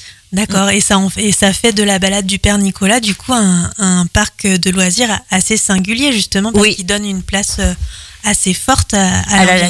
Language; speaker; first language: French; native; French